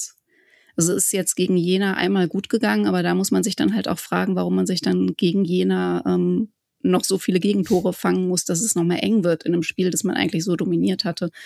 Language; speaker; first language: German; native; German